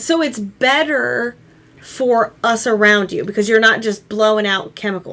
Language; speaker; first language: English; native; English